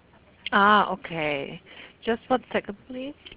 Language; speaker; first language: English; non-native, fluent; German